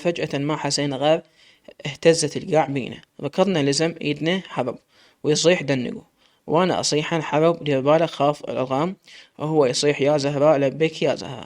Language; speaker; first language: Arabic; native; Arabic